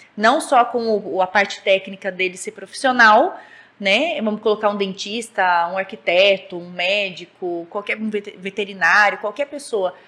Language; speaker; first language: Portuguese; native; Portuguese